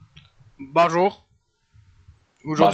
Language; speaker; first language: French; native; French